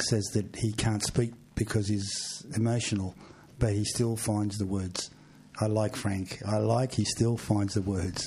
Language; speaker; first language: English; native; English